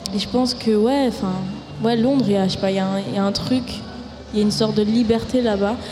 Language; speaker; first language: French; native; French